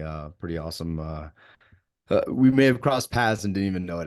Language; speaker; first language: English; native; English